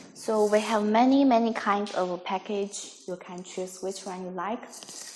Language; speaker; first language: English; non-native, learner; Chinese